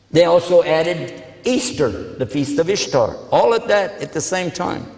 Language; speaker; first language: English; native; English